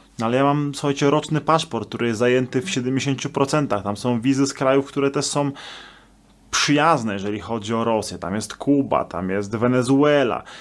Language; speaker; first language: Polish; native; Polish